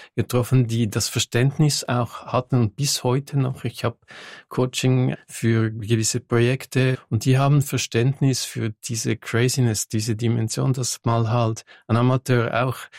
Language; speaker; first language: German; non-native, local second language; French